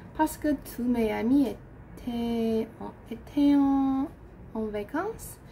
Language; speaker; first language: French; non-native, learner; English